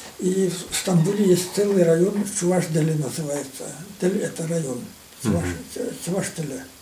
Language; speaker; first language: Russian; non-native, local second language; Chuvash